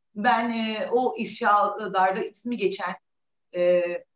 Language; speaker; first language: Turkish; native; Turkish